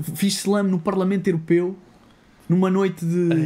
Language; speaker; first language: Portuguese; native; Portuguese